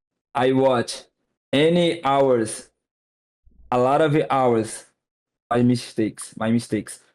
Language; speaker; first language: English; non-native, learner; Portuguese